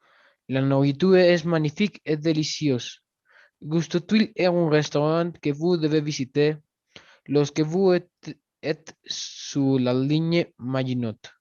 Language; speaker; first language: French; non-native, learner; Spanish